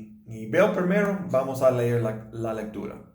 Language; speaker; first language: Spanish; non-native, learner; English